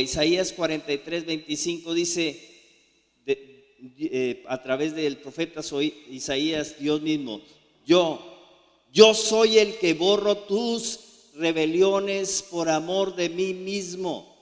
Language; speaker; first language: Spanish; native; Spanish